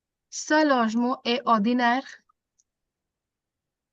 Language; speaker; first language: French; non-native, fluent; Hindi